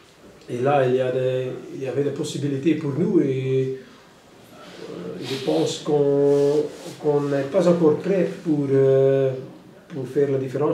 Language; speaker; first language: French; non-native, local second language; Dutch